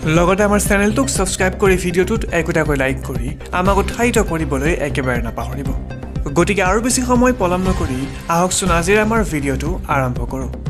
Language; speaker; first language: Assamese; non-native, local second language; Bangla